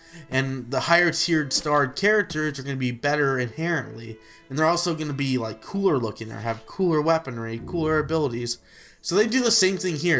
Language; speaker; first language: English; native; English